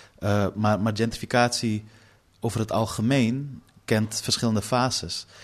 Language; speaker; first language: Dutch; early bilingual, other home language; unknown